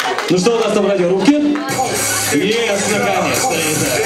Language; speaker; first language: Russian; native; Russian